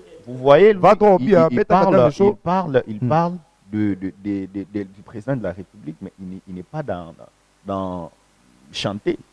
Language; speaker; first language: French; non-native, local second language; Lingala